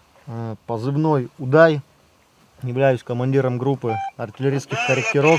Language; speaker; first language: Russian; native; Russian